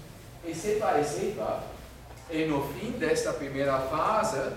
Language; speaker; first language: Portuguese; non-native, fluent; German